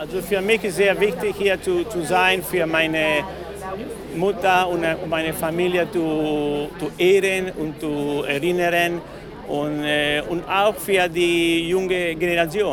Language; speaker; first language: German; non-native, learner; English